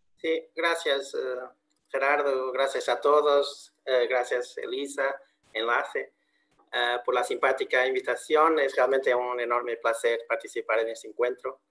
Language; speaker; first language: Spanish; non-native, fluent; Portuguese